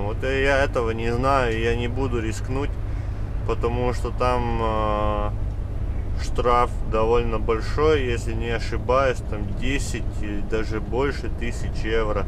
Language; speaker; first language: Russian; non-native, fluent; Latvian